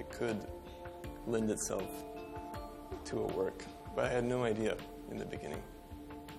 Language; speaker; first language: English; native; English